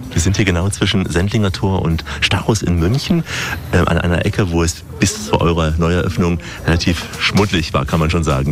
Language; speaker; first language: German; native; German